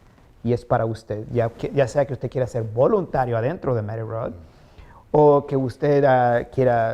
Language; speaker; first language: Spanish; native; Spanish